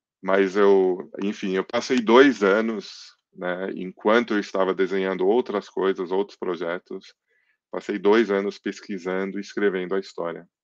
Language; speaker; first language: Portuguese; early bilingual, other home language; English